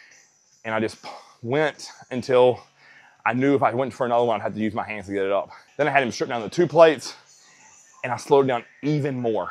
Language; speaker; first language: English; native; English